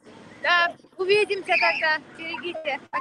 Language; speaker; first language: Russian; non-native, fluent; Turkmen